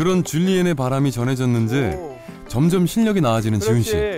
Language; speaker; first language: Korean; native; Korean